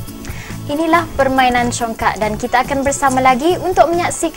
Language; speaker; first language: Malay; native; Malay